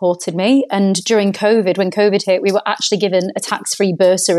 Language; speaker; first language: English; native; English